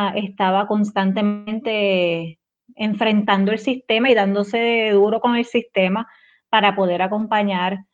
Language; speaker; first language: Spanish; native; Spanish